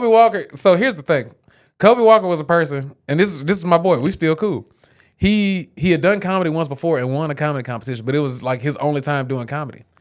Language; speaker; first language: English; native; English